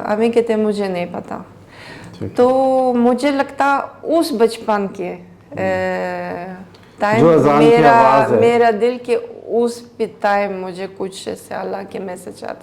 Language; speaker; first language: Hindi; non-native, learner; Greek